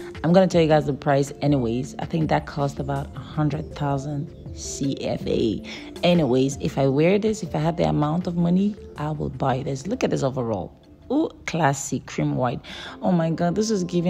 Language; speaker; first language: English; native; English